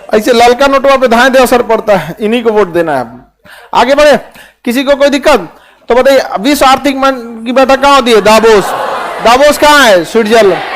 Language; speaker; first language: Hindi; native; Hindi